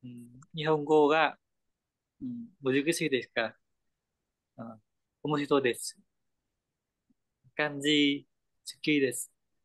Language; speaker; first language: Japanese; non-native, learner; Vietnamese